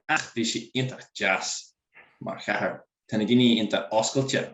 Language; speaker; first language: Irish; non-native, local second language; English